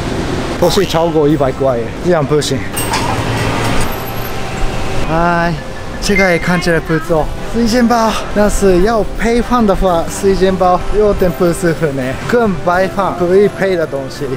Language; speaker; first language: Chinese; non-native, fluent; Japanese